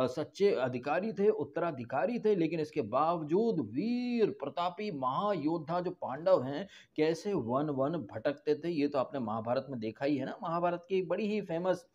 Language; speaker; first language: Hindi; native; Hindi